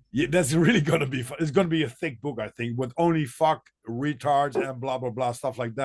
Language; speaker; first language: English; non-native, fluent; Dutch